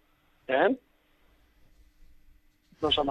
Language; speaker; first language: Hebrew; non-native, fluent; Arabic